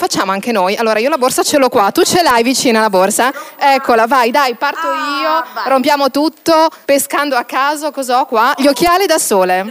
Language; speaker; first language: Italian; native; Italian